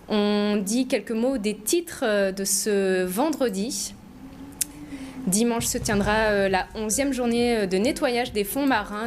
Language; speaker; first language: French; native; French